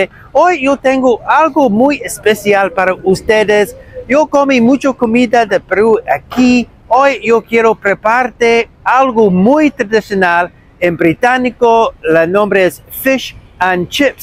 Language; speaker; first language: Spanish; non-native, learner; English